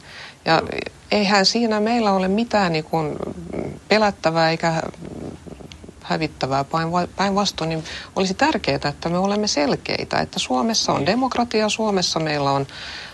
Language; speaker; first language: Finnish; non-native, local second language; Swedish